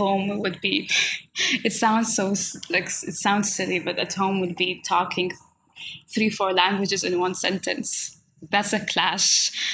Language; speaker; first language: English; non-native, fluent; Swahili